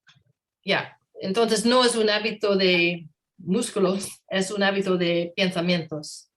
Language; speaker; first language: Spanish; non-native, learner; English